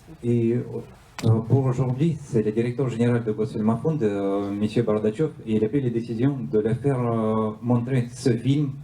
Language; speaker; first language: French; non-native, learner; Russian